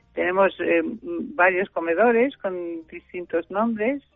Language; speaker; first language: Spanish; non-native, fluent; German